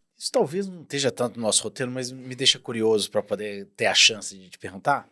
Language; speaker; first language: Portuguese; native; Portuguese